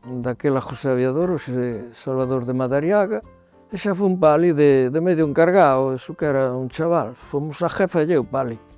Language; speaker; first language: Galician; native; Galician